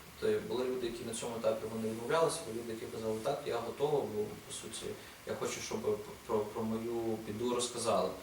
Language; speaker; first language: Ukrainian; native; Ukrainian